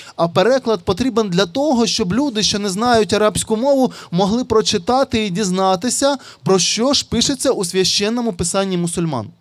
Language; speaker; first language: Ukrainian; non-native, local second language; Russian